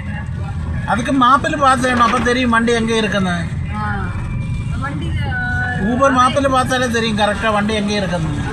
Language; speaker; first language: Tamil; non-native, local second language; Malayalam